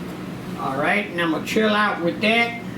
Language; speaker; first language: English; native; English